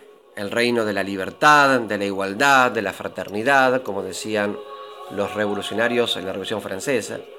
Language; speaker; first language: Spanish; native; Spanish